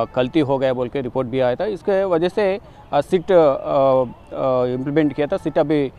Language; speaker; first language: Hindi; non-native, local second language; Telugu